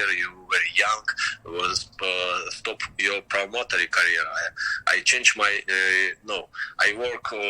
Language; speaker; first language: English; non-native, learner; Russian